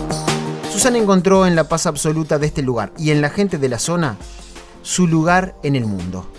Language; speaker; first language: Spanish; native; Spanish